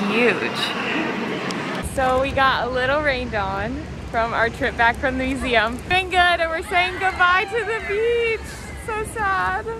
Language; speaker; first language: English; native; English